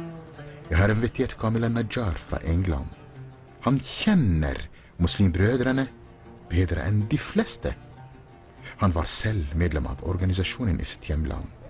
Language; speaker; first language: Norwegian; non-native, fluent; Arabic